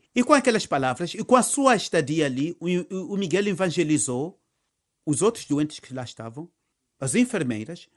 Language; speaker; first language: Portuguese; non-native, local second language; Tsonga